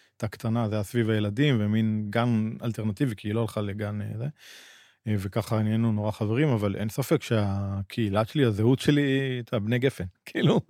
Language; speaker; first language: Hebrew; native; Hebrew